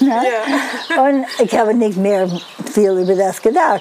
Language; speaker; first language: German; non-native, learner; English